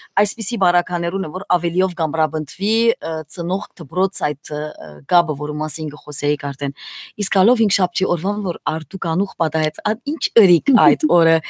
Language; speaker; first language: Armenian; native; Armenian